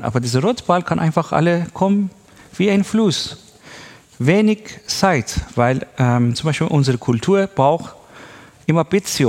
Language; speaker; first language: German; non-native, learner; Persian